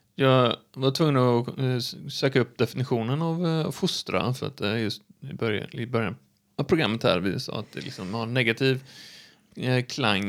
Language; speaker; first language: Swedish; native; Swedish